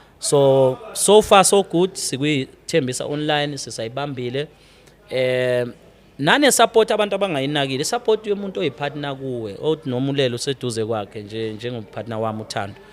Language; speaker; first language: Zulu; native; Zulu